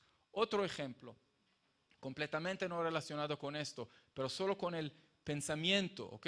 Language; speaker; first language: Spanish; non-native, fluent; Hebrew